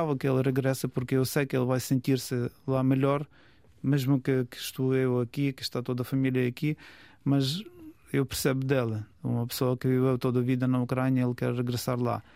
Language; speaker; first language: Portuguese; non-native, fluent; Ukrainian